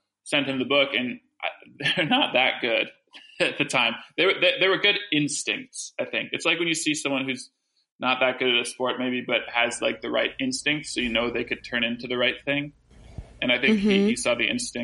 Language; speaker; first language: English; early bilingual, other home language; French